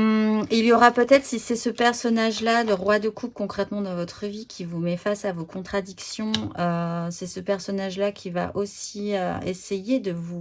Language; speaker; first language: French; native; French